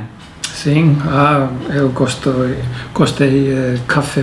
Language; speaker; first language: Portuguese; non-native, learner; Icelandic